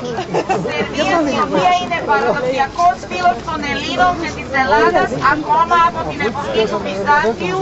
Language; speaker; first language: Greek; non-native, fluent; Serbian